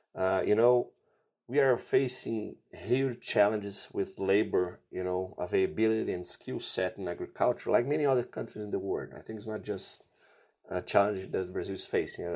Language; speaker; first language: English; non-native, fluent; Portuguese